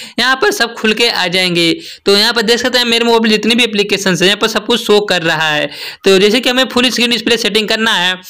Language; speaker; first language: Hindi; native; Hindi